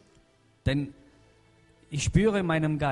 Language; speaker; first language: German; non-native, fluent; Russian